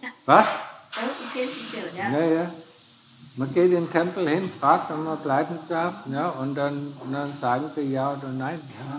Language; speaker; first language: German; non-native, fluent; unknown